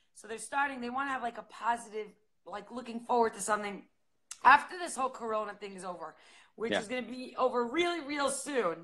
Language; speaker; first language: English; native; English